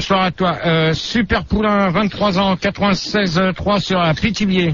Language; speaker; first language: French; native; French